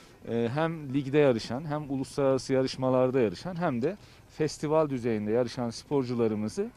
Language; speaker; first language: Turkish; native; Turkish